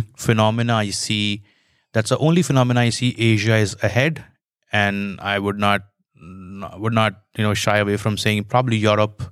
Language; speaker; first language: English; non-native, local second language; Hindi